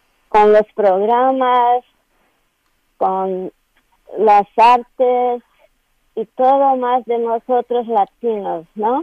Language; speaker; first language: Spanish; non-native, learner; Portuguese